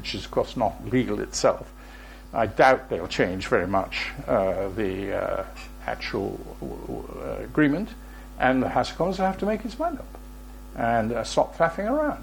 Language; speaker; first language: English; native; English